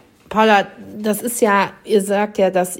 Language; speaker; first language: German; native; German